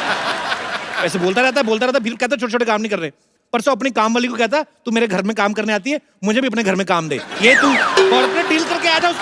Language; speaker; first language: Hindi; native; Hindi